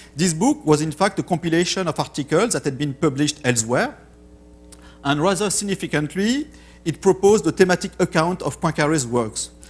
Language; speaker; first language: English; non-native, fluent; French